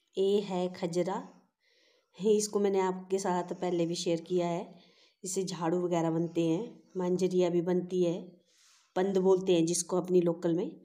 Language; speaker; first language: Hindi; native; Hindi